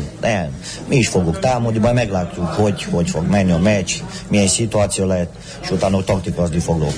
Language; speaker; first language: Hungarian; non-native, learner; Romanian